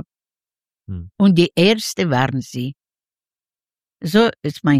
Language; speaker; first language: German; non-native, learner; Yiddish